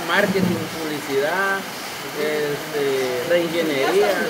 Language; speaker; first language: Spanish; native; Spanish